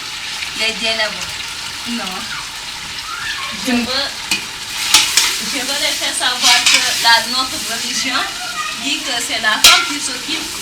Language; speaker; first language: French; non-native, learner; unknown